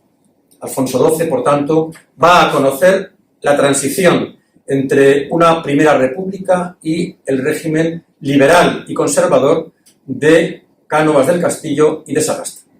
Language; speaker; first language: Spanish; native; Spanish